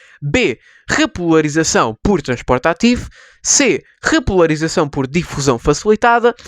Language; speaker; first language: Portuguese; native; Portuguese